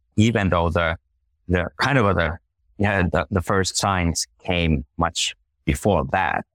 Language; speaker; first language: English; non-native, fluent; Finnish